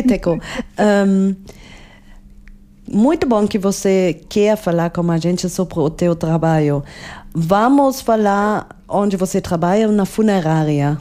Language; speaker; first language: Portuguese; non-native, fluent; German